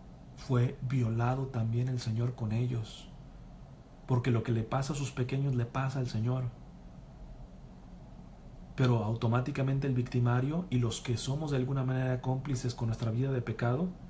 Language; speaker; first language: Spanish; native; Spanish